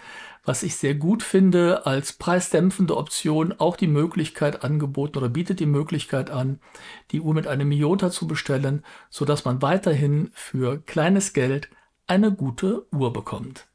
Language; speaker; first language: German; native; German